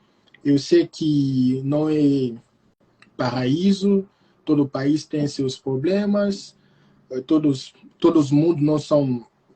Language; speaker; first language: Portuguese; non-native, fluent; Lingala